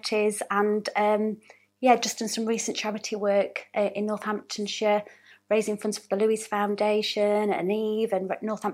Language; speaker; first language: English; native; English